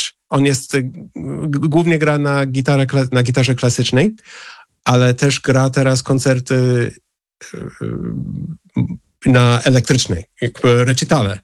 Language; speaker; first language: Polish; non-native, fluent; English